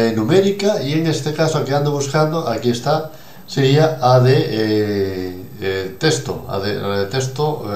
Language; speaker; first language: Spanish; non-native, local second language; Galician